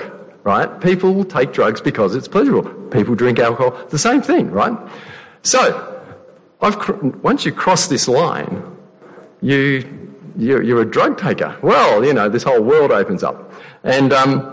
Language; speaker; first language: English; native; English